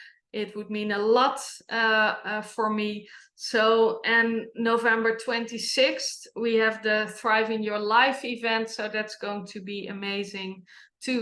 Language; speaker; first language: English; non-native, fluent; Dutch